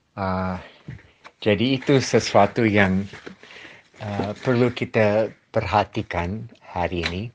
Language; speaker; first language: Malay; non-native, fluent; English